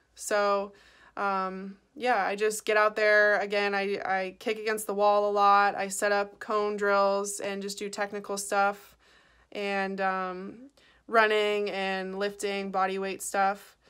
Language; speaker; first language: English; native; English